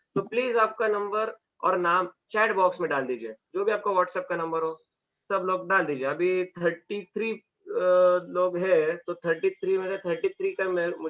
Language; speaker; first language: Hindi; non-native, local second language; Marathi